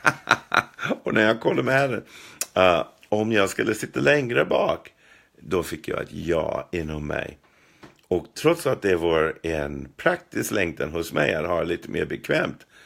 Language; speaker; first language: Swedish; non-native, fluent; English